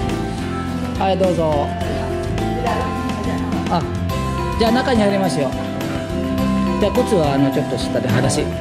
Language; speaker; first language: Japanese; non-native, fluent; Balinese